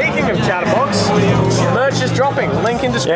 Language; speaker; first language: English; native; English